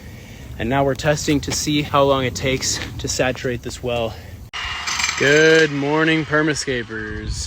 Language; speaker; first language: English; native; English